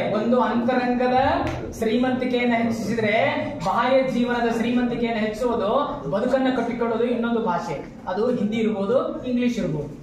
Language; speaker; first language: Kannada; native; Kannada